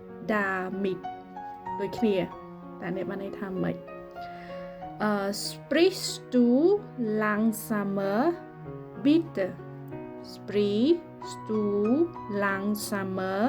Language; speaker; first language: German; non-native, fluent; Khmer